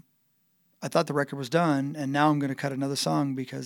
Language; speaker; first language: English; native; English